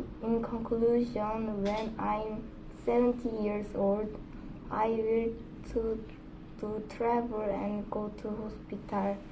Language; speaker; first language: English; non-native, learner; Korean